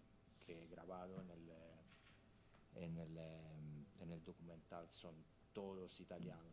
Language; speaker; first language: Spanish; non-native, fluent; Italian